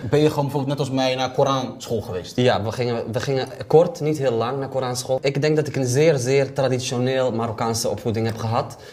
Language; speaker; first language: Dutch; early bilingual, other home language; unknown